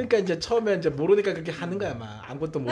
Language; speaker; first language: Korean; native; Korean